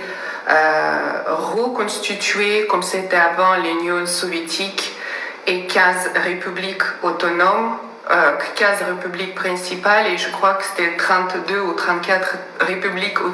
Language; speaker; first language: French; non-native, fluent; Russian